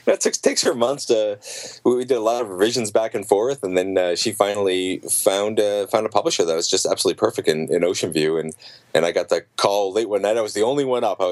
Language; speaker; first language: English; native; English